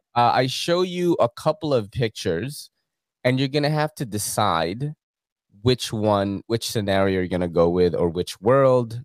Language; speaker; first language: English; early bilingual, other home language; Filipino